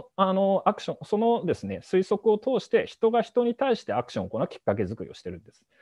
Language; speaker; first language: Japanese; native; Japanese